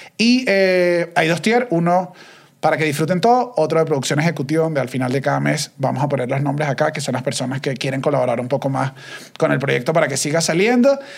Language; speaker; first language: Spanish; native; Spanish